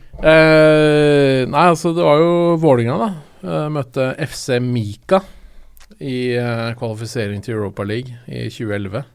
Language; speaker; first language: Norwegian; native; Norwegian